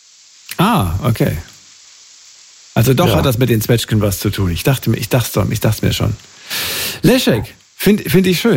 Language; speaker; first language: German; native; German